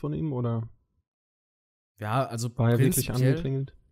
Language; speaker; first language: German; native; German